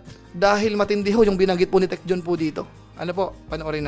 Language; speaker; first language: Filipino; native; Filipino